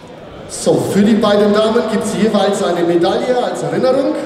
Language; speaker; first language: German; native; German